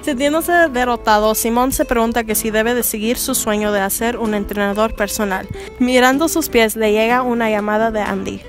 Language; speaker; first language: Spanish; non-native, learner; English